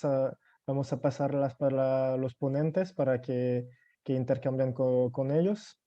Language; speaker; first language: Spanish; non-native, fluent; French